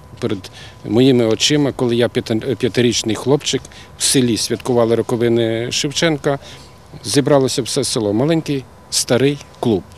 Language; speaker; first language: Ukrainian; native; Ukrainian